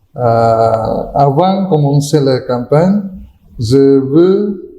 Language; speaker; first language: French; non-native, learner; Indonesian